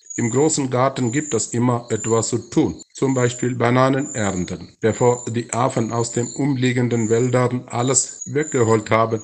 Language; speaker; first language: German; non-native, fluent; Malayalam